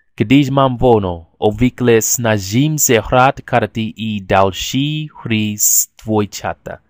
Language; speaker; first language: Czech; non-native, learner; English